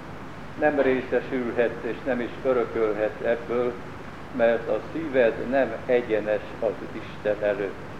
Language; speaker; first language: Hungarian; native; Hungarian